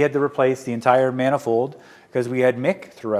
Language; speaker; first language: English; native; English